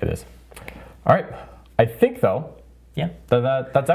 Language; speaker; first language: English; native; English